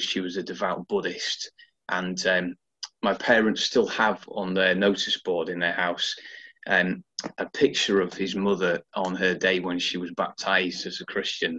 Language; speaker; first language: English; native; English